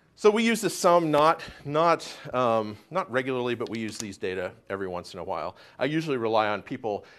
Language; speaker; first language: English; native; English